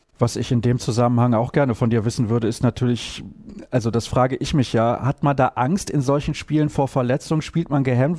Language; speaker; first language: German; native; German